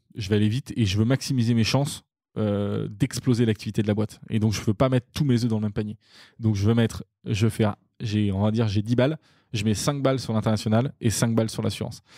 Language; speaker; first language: French; native; French